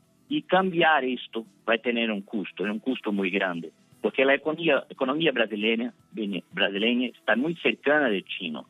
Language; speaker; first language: Spanish; non-native, fluent; Portuguese